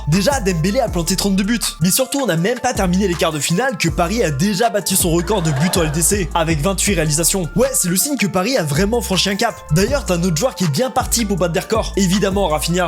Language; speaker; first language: French; native; French